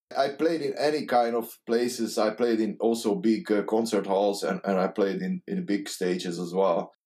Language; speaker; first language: English; non-native, learner; Hungarian